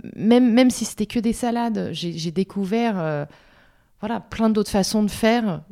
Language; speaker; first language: French; non-native, fluent; English